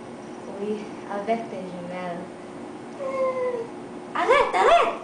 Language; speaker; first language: French; non-native, learner; English